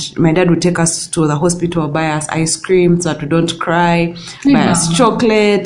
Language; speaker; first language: English; non-native, local second language; Ganda